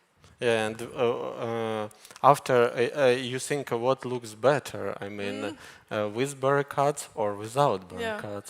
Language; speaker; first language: English; non-native, learner; Ukrainian